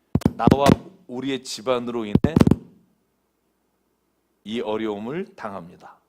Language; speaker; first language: Korean; native; Korean